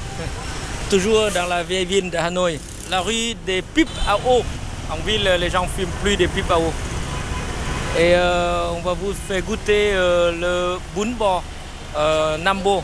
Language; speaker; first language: French; non-native, fluent; Vietnamese